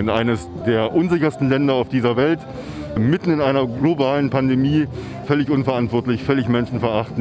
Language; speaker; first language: German; native; German